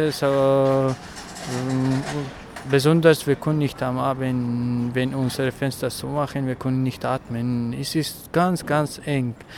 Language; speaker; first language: German; non-native, learner; Persian